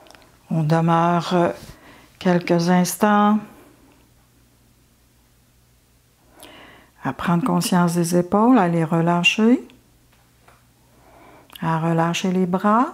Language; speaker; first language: French; native; French